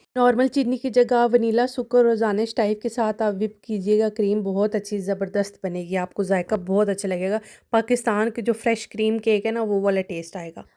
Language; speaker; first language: Urdu; native; Urdu